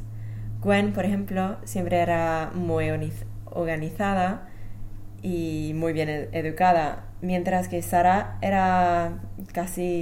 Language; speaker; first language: Spanish; non-native, fluent; English